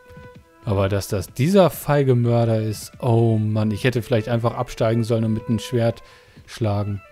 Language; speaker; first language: German; native; German